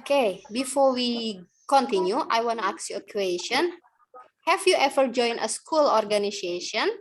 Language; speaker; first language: English; non-native, learner; Indonesian